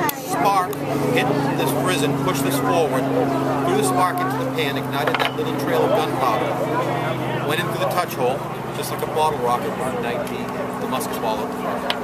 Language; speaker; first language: English; native; English